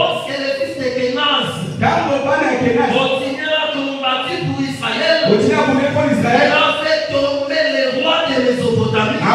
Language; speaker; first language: French; non-native, local second language; Lingala